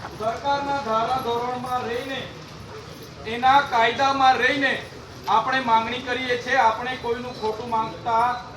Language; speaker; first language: Gujarati; non-native, local second language; Vasavi